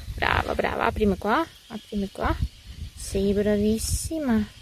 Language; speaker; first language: Italian; non-native, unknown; Turkish